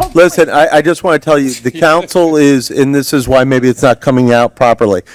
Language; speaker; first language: English; native; English